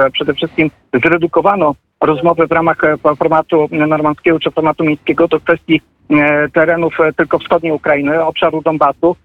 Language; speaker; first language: Polish; native; Polish